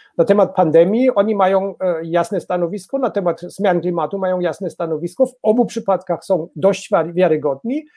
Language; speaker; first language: Polish; non-native, fluent; German